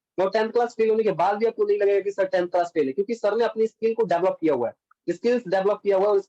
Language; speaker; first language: Hindi; native; Hindi